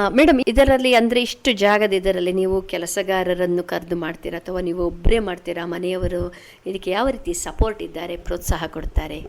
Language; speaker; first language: Kannada; native; Kannada